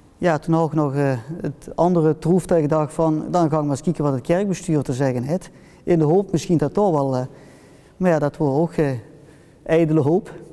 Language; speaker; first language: Dutch; early bilingual, heritage; Dutch